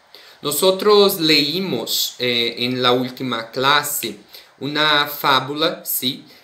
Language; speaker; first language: Spanish; non-native, fluent; Portuguese